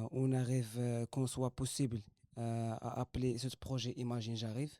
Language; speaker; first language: French; non-native, learner; Arabic